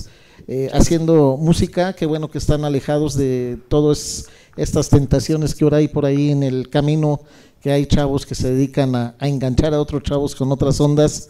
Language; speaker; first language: Spanish; native; Spanish